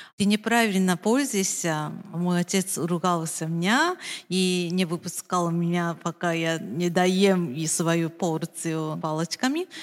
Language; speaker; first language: Russian; non-native, fluent; Japanese